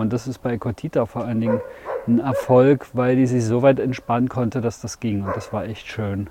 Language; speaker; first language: German; native; German